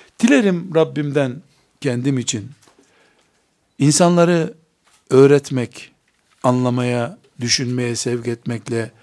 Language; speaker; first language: Turkish; native; Turkish